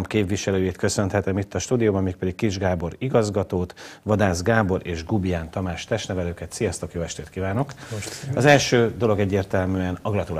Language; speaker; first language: Hungarian; native; Hungarian